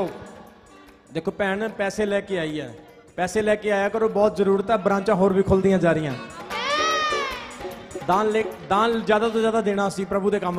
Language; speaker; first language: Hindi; non-native, local second language; Punjabi